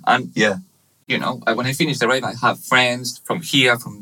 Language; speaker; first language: English; non-native, fluent; Spanish